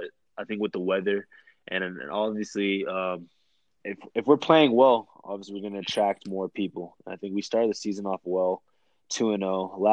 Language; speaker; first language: English; native; English